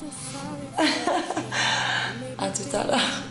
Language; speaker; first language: French; non-native, fluent; Swedish